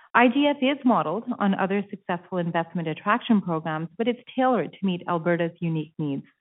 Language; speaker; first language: English; native; English